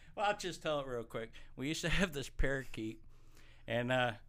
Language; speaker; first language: English; native; English